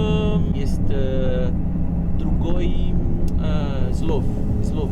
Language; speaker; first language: Russian; non-native, learner; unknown